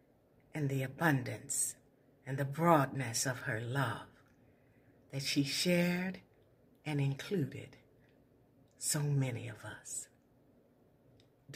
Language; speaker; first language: English; native; English